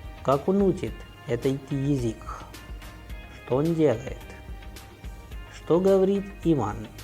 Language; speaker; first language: Russian; non-native, fluent; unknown